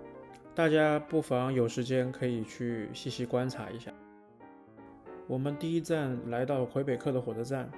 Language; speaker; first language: Chinese; native; Chinese